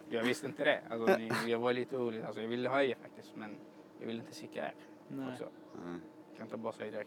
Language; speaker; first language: Swedish; non-native, fluent; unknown